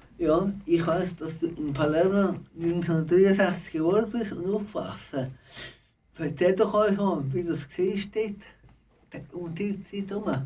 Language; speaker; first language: German; native; German